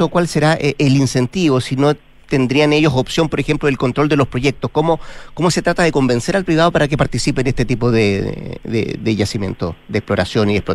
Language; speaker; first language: Spanish; native; Spanish